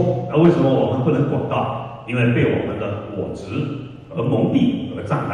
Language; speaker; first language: Chinese; native; Chinese